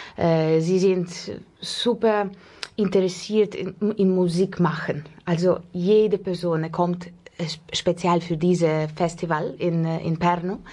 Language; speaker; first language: German; non-native, learner; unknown